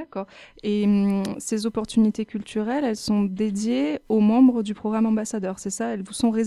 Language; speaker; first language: French; native; French